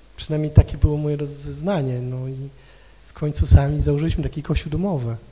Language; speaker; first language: Polish; non-native, local second language; Kashubian